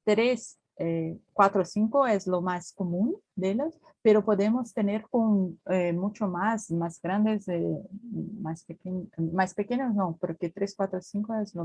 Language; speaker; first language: Spanish; non-native, learner; Portuguese